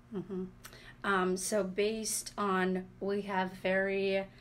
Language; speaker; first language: English; non-native, fluent; Latvian